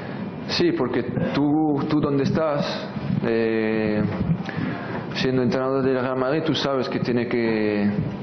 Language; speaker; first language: Spanish; non-native, fluent; French